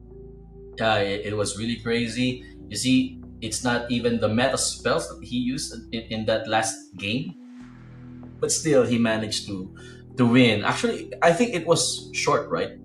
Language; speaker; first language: English; non-native, local second language; Filipino